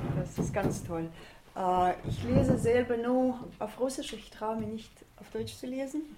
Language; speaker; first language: German; non-native, fluent; Russian